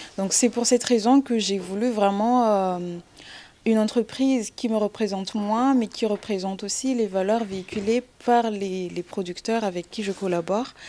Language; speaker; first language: French; non-native, local second language; Malagasy